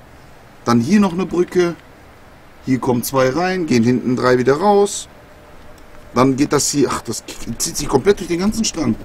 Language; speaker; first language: German; native; German